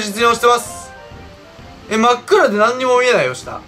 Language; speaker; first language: Japanese; native; Japanese